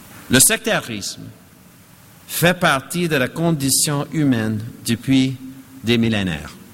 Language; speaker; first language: French; non-native, fluent; English